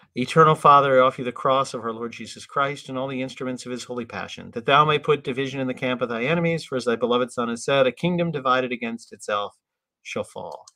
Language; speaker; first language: English; native; English